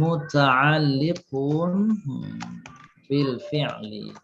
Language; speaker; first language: Arabic; non-native, fluent; Indonesian